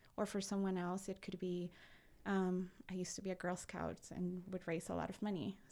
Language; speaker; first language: English; early bilingual, other home language; Spanish